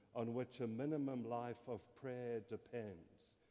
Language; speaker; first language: English; native; English